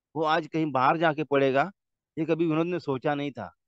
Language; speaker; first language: Hindi; non-native, local second language; Marathi